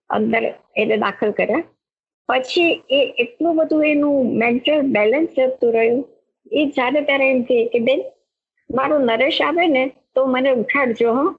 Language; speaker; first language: Gujarati; native; Gujarati